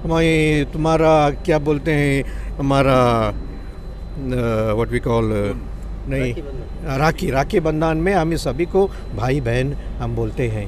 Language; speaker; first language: Hindi; non-native, local second language; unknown